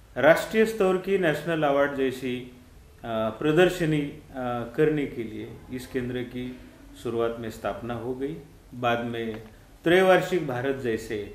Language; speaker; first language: Hindi; non-native, local second language; Marathi